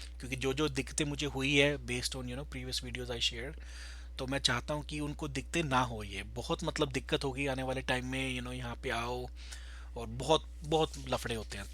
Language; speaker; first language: Hindi; native; Hindi